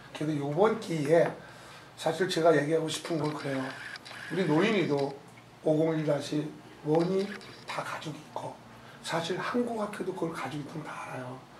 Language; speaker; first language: Korean; native; Korean